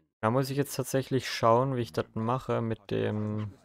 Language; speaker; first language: German; native; German